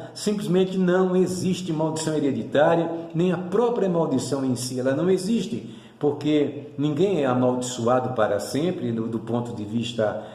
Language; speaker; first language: Portuguese; native; Portuguese